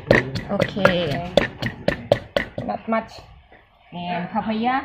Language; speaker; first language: English; non-native, learner; Thai